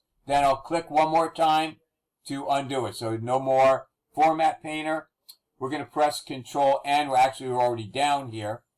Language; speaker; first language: English; native; English